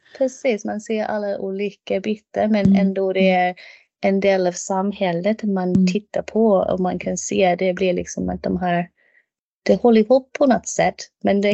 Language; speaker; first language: Swedish; non-native, fluent; English